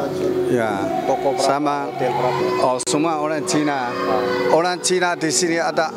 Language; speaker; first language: Indonesian; non-native, learner; Chinese